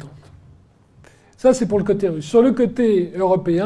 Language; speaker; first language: French; native; French